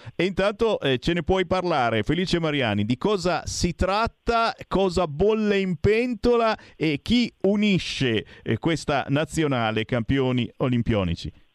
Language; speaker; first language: Italian; native; Italian